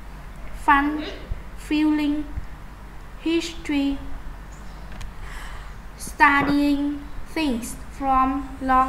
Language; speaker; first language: English; non-native, learner; Vietnamese